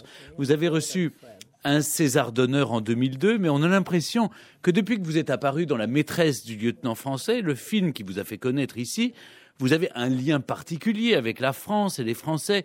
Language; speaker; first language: French; native; French